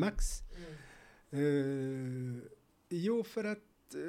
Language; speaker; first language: Swedish; non-native, fluent; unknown